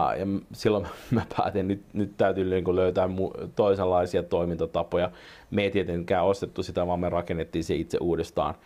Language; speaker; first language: Finnish; non-native, local second language; Swedish